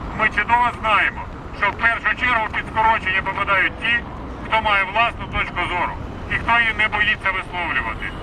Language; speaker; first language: Ukrainian; native; Ukrainian